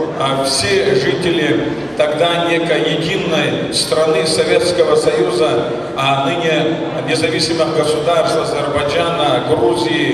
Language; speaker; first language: Russian; native; Russian